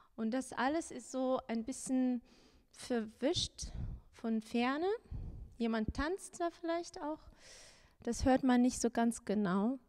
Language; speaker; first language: German; non-native, fluent; Azerbaijani